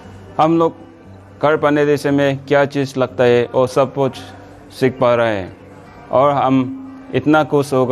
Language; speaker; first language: Hindi; non-native, local second language; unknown